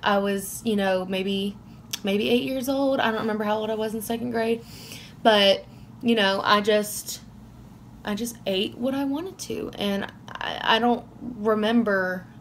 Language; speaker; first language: English; native; English